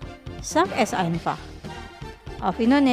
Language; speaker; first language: German; non-native, fluent; Indonesian